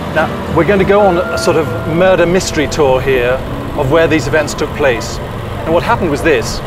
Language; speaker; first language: English; native; English